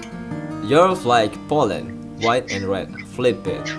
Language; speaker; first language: English; non-native, learner; Indonesian